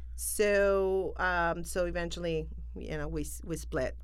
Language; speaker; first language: English; non-native, fluent; Spanish